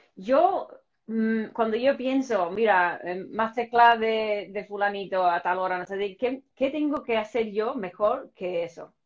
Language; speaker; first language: Spanish; non-native, fluent; English